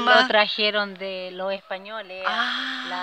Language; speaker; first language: Spanish; native; Spanish